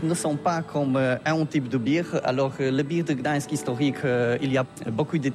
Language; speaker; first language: French; non-native, learner; Polish